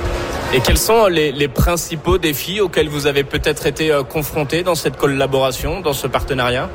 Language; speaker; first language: French; native; French